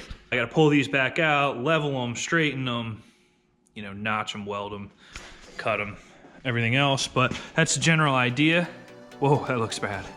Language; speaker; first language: English; native; English